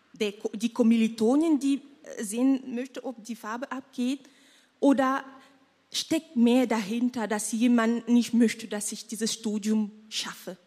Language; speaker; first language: German; non-native, fluent; French